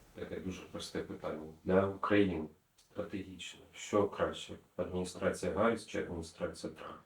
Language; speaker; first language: Ukrainian; native; Ukrainian